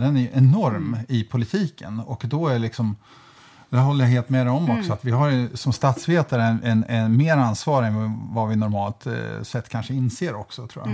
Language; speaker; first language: Swedish; native; Swedish